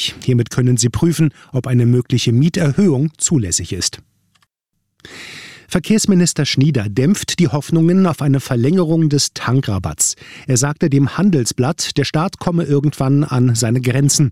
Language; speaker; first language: German; native; German